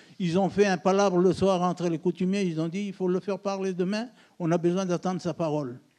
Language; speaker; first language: French; non-native, local second language; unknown